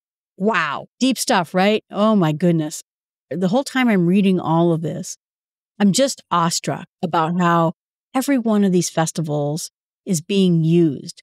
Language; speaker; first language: English; native; English